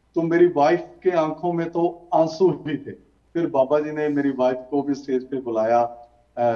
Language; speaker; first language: Hindi; native; Hindi